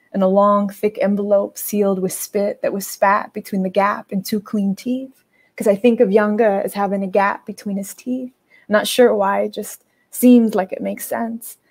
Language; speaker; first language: English; native; English